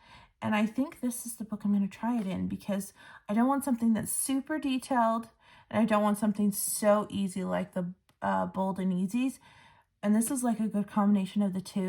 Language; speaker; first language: English; native; English